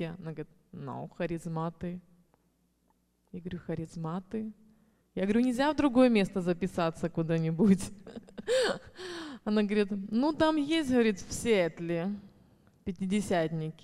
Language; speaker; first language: Russian; native; Russian